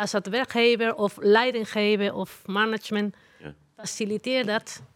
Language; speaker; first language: Dutch; non-native, learner; Spanish